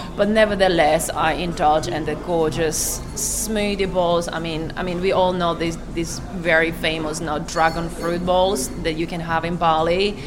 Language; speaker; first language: English; non-native, fluent; Croatian